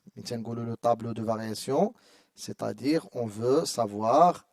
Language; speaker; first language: French; non-native, local second language; Arabic